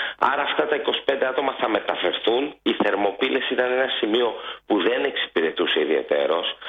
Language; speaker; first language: Greek; native; Greek